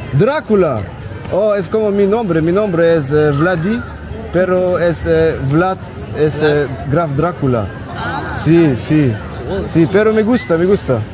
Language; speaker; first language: Spanish; non-native, learner; German